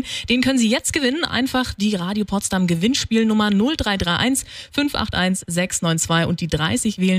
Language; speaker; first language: German; native; German